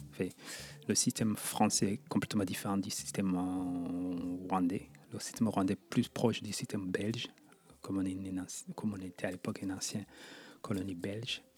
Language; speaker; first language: French; non-native, local second language; Kinyarwanda